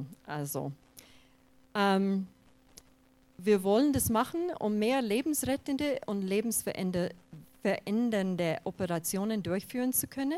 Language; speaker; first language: German; non-native, fluent; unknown